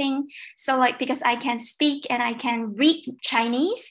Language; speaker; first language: English; non-native, fluent; Cantonese